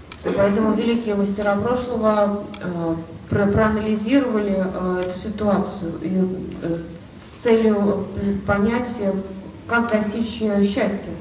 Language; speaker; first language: Russian; native; Russian